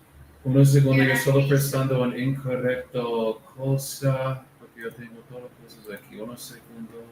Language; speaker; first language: Spanish; non-native, learner; English